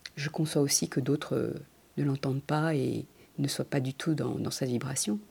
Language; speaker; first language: French; early bilingual, other home language; Spanish